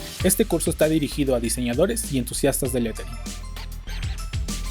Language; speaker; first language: Spanish; native; Spanish